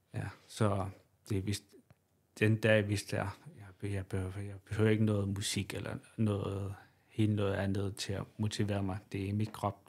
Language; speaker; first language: Danish; non-native, local second language; Kalaallisut